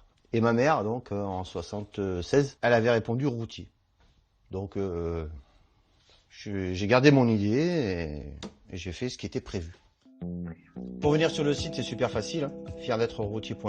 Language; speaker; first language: French; native; French